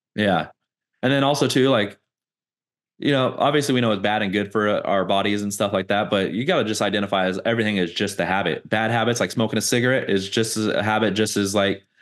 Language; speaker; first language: English; native; English